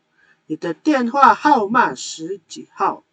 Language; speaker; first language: Chinese; non-native, fluent; Indonesian